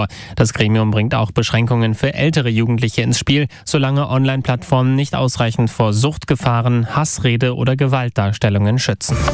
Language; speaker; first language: German; native; German